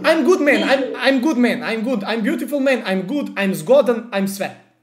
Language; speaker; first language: English; non-native, learner; Serbian